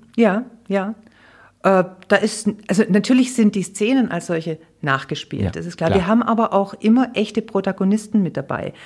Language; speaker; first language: German; native; German